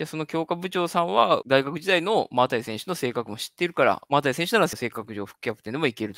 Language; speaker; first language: Japanese; native; Japanese